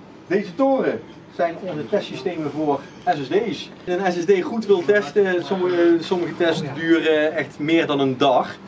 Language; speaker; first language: Dutch; native; Dutch